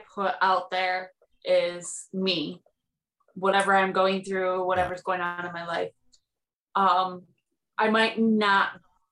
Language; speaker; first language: English; native; English